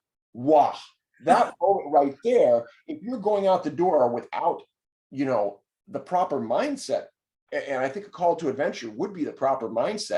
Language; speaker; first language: English; native; English